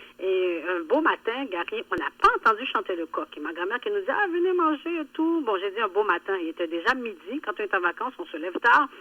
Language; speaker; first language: French; early bilingual, other home language; Haitian Creole